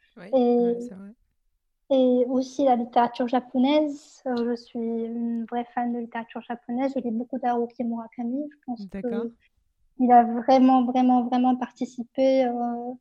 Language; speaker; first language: French; non-native, local second language; Arabic